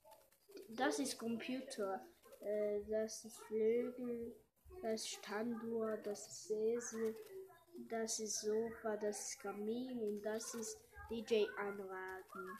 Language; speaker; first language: German; non-native, learner; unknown